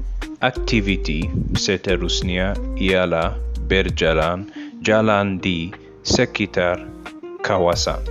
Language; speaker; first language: Indonesian; non-native, learner; Arabic